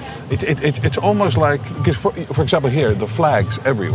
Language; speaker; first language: English; non-native, fluent; Dutch